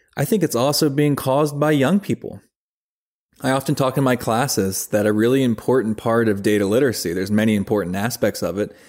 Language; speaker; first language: English; native; English